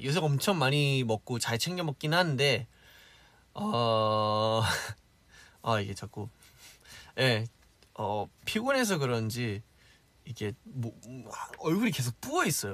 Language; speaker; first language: Korean; early bilingual, heritage; Korean